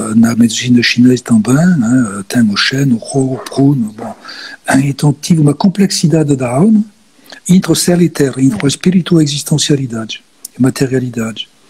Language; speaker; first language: Portuguese; non-native, fluent; French